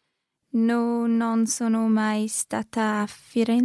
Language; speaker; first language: Italian; non-native, learner; English